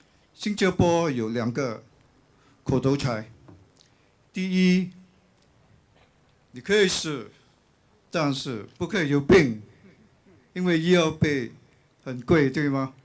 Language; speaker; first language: Chinese; non-native, local second language; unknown